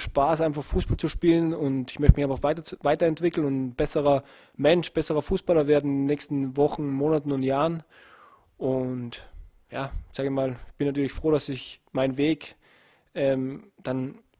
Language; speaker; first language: German; native; German